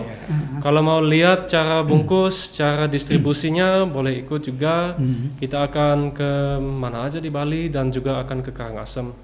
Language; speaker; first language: Indonesian; early bilingual, other home language; English